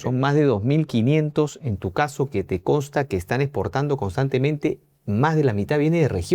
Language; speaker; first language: Spanish; native; Spanish